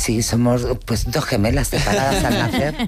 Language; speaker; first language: Spanish; native; Spanish